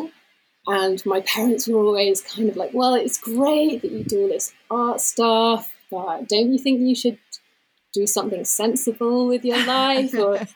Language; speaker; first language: English; native; English